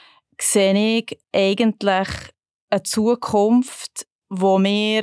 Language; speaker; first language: German; native; German